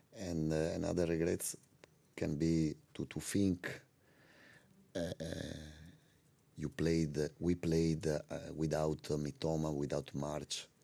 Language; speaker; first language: English; non-native, learner; Italian